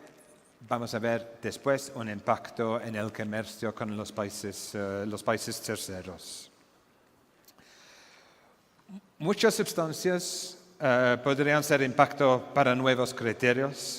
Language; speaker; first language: Spanish; non-native, fluent; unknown